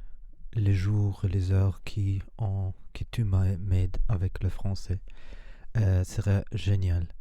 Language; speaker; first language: French; non-native, learner; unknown